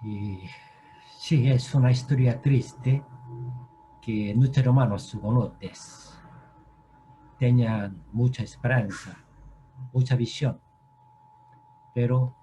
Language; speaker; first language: Spanish; non-native, fluent; Korean